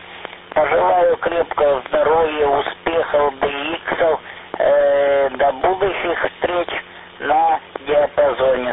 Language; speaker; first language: Russian; native; Russian